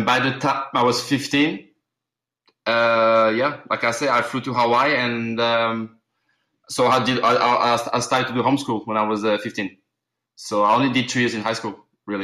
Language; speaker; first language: English; early bilingual, other home language; Arabic